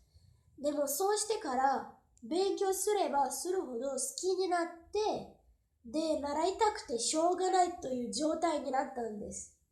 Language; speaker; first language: Japanese; non-native, fluent; Portuguese